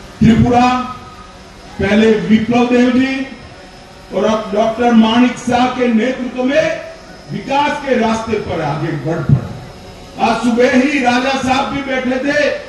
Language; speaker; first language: Hindi; non-native, local second language; Gujarati